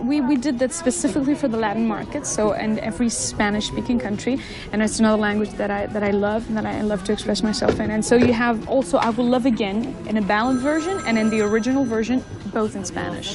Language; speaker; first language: English; non-native, fluent; Italian